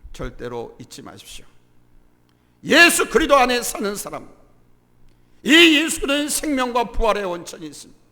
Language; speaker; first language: Korean; native; Korean